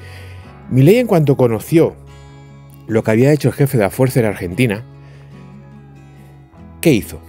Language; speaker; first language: Spanish; native; Spanish